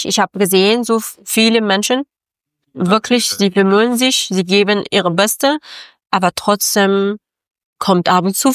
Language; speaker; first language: German; non-native, learner; Persian